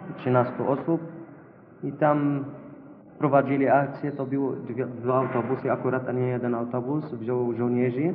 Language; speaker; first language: Polish; non-native, learner; Arabic